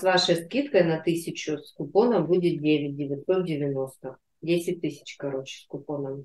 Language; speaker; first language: Russian; native; Russian